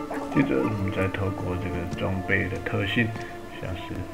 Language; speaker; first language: Chinese; native; Chinese